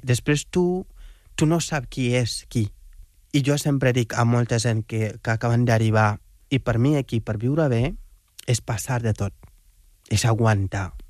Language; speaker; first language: Catalan; non-native, fluent; Wolof